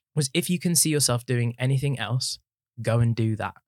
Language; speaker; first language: English; native; English